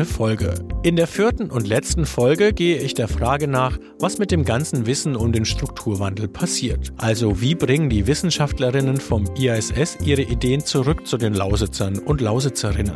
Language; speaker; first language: German; native; German